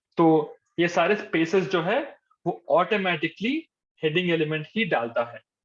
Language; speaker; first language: Hindi; non-native, local second language; Telugu